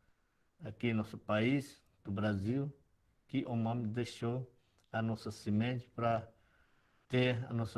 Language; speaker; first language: Portuguese; non-native, local second language; Yanomámi